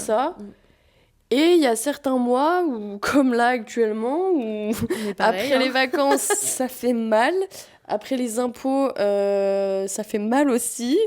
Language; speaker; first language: French; native; French